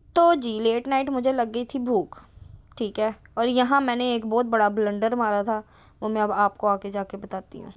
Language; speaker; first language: Urdu; non-native, local second language; Punjabi